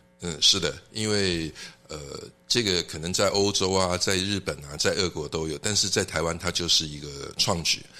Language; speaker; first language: Chinese; native; Chinese